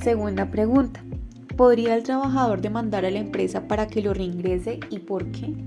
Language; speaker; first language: Spanish; native; Spanish